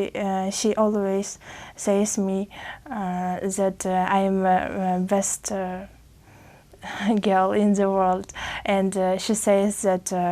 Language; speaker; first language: English; non-native, learner; Uzbek